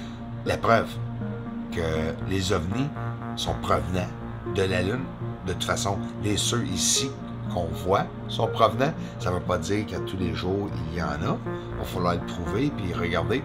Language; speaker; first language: French; native; French